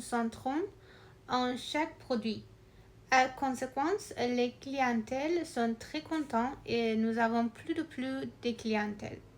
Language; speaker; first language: French; non-native, learner; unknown